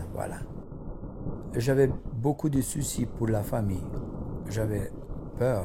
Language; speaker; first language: French; non-native, fluent; Macedonian